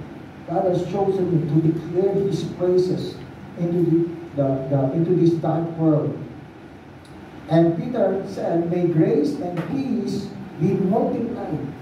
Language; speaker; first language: English; non-native, local second language; Filipino